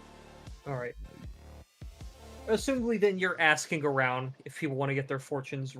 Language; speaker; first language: English; native; English